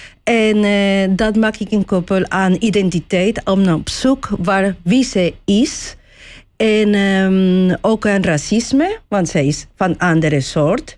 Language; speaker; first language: Dutch; non-native, learner; Spanish